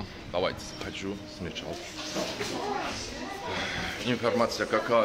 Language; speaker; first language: Russian; non-native, learner; Turkish